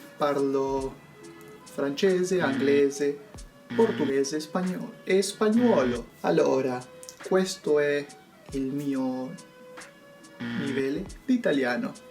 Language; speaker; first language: Italian; non-native, learner; Spanish